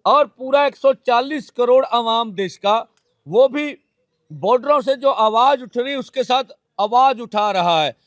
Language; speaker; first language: Hindi; non-native, local second language; Punjabi